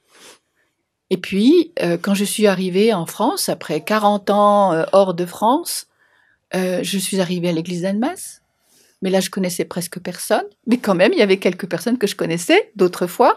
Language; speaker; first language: French; native; French